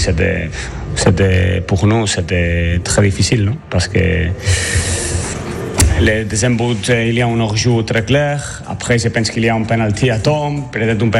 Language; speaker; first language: French; non-native, learner; Spanish